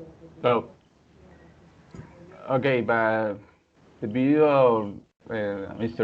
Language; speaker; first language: English; non-native, learner; Spanish